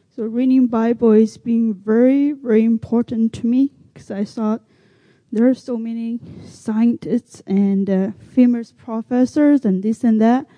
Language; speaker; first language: English; non-native, learner; Chinese